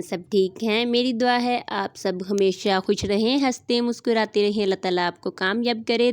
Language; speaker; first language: Urdu; non-native, local second language; Punjabi